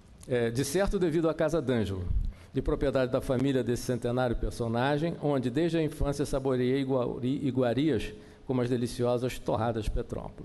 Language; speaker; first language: Portuguese; native; Portuguese